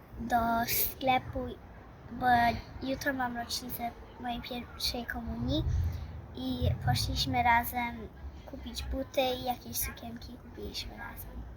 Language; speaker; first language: Polish; early bilingual, heritage; Polish